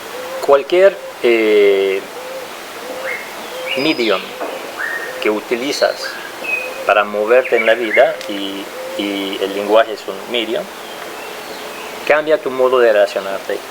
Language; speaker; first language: Spanish; non-native, fluent; French